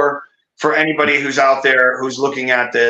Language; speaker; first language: English; native; English